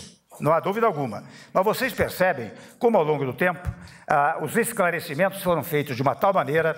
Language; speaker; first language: Portuguese; native; Portuguese